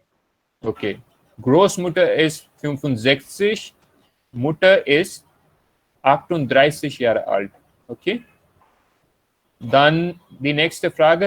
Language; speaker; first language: German; non-native, fluent; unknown